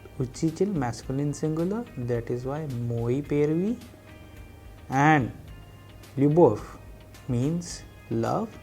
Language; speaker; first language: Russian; non-native, fluent; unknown